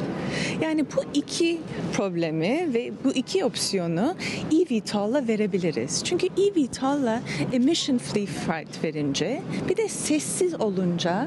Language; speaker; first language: Turkish; early bilingual, heritage; Turkish